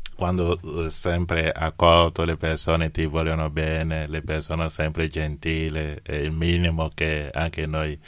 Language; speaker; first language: Italian; non-native, fluent; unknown